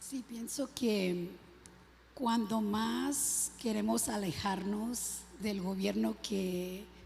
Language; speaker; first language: Spanish; early bilingual, other home language; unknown